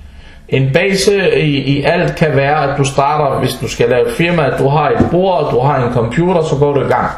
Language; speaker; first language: Danish; non-native, fluent; Arabic